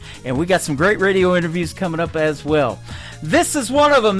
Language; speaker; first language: English; native; English